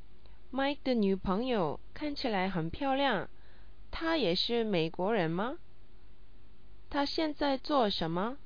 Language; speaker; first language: Chinese; non-native, learner; English